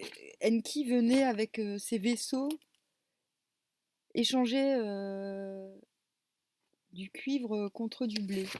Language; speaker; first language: French; native; French